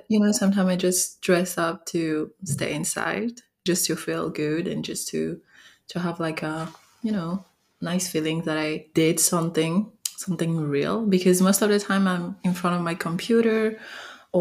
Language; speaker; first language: English; non-native, fluent; French